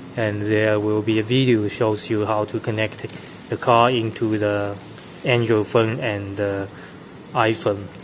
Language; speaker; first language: English; non-native, fluent; Chinese